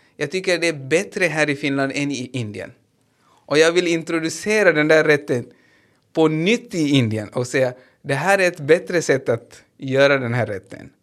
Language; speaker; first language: Swedish; non-native, fluent; Hindi